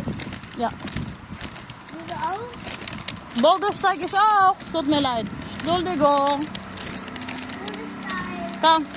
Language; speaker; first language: German; non-native, learner; Filipino